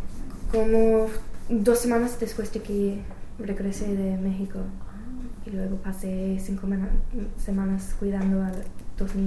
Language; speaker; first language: Spanish; non-native, learner; English